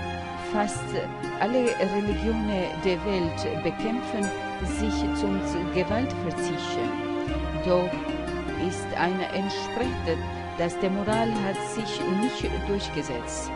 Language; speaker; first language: German; non-native, learner; Albanian